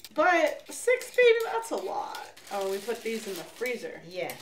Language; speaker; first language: English; native; English